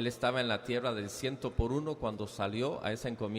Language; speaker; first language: Spanish; native; Spanish